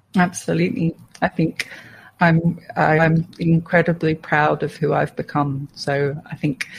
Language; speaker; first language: English; native; English